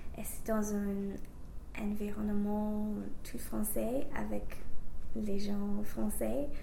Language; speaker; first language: French; non-native, fluent; English